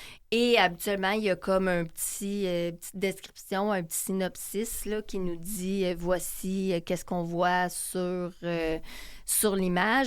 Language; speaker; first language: French; native; French